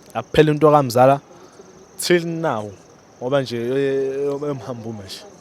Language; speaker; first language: Zulu; native; Zulu